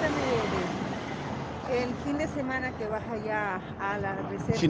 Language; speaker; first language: Spanish; native; Spanish